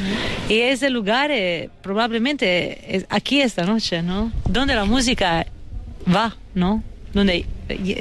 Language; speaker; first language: Spanish; non-native, fluent; Italian